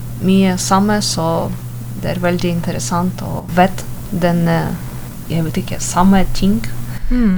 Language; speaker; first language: Norwegian; non-native, learner; Ukrainian